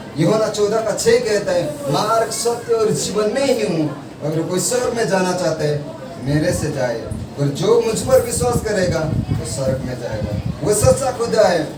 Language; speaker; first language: Hindi; non-native, local second language; Marathi